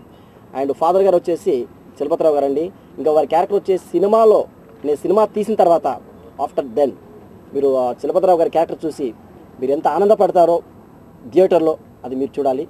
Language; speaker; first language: Telugu; native; Telugu